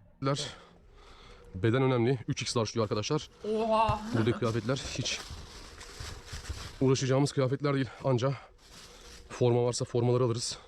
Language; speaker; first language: Turkish; native; Turkish